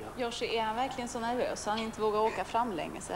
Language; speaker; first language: Swedish; native; Swedish